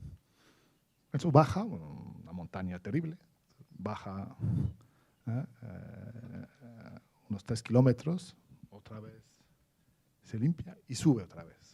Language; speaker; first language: Spanish; non-native, fluent; Arabic